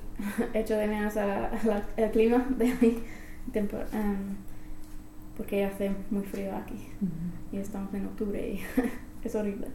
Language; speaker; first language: Spanish; non-native, learner; English